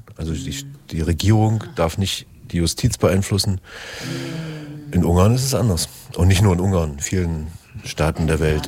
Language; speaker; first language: German; native; German